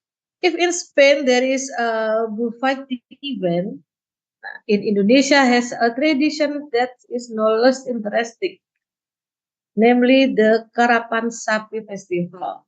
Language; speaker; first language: English; non-native, learner; Indonesian